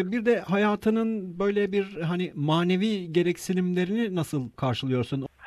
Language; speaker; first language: Turkish; native; Turkish